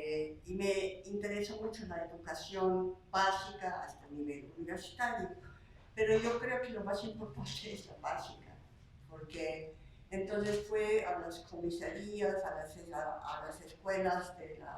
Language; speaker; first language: Spanish; non-native, fluent; Slovak